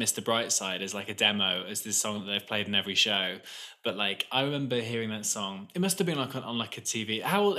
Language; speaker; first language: English; native; English